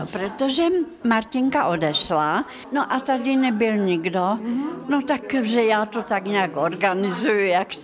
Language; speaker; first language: Czech; non-native, fluent; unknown